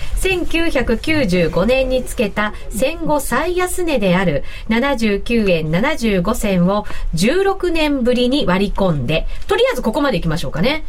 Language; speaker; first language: Japanese; native; Japanese